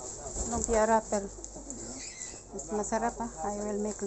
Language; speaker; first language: English; non-native, local second language; Filipino